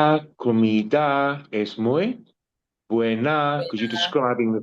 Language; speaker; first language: Spanish; non-native, learner; English